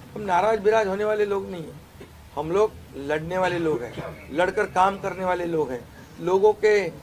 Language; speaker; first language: Hindi; non-native, local second language; Marathi